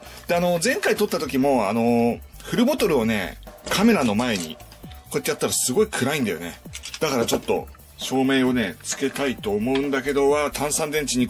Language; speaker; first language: Japanese; native; Japanese